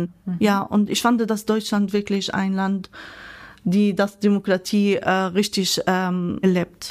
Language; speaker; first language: German; non-native, fluent; Arabic